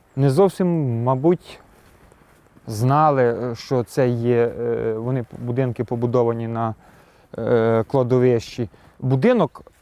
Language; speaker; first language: Ukrainian; native; Ukrainian